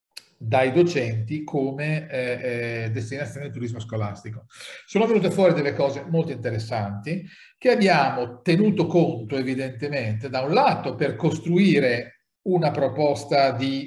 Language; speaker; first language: Italian; native; Italian